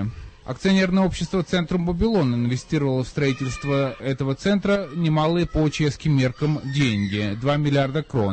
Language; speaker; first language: Russian; native; Russian